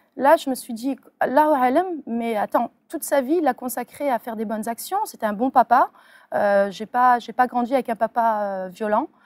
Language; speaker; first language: French; early bilingual, other home language; Arabic